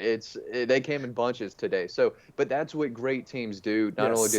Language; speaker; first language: English; native; English